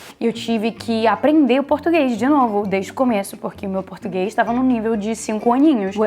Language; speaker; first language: Portuguese; early bilingual, heritage; Portuguese